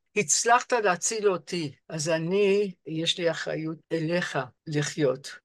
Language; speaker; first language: Hebrew; non-native, fluent; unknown